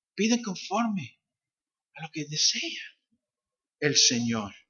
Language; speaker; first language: Spanish; non-native, fluent; English